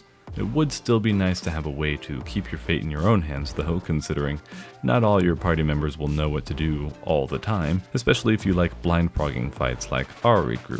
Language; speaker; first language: English; native; English